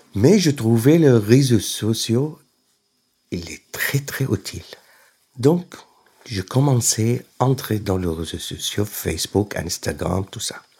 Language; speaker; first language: French; non-native, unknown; Arabic